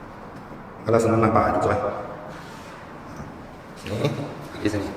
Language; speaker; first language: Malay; non-native, local second language; Chinese